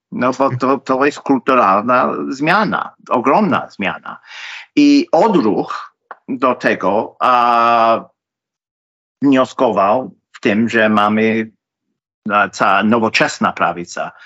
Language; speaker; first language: Polish; non-native, fluent; English